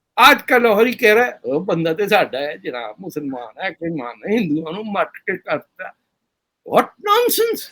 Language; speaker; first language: Urdu; native; Urdu